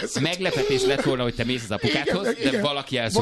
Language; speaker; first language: Hungarian; native; Hungarian